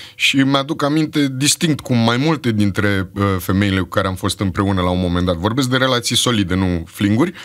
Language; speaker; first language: Romanian; native; Romanian